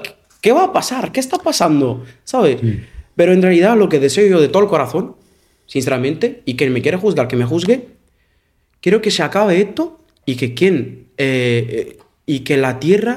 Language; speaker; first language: Spanish; non-native, fluent; Arabic